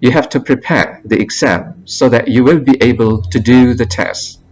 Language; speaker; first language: English; non-native, fluent; Indonesian